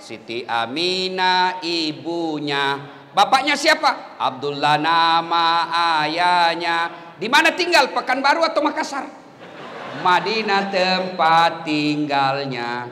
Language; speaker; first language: Malay; non-native, local second language; Buginese